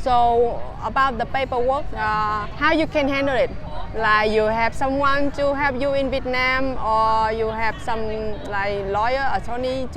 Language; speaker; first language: English; non-native, fluent; Vietnamese